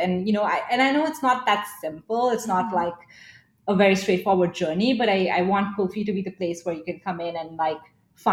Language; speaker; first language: English; non-native, local second language; Hindi